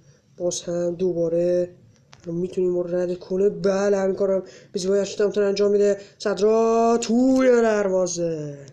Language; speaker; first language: Persian; native; Persian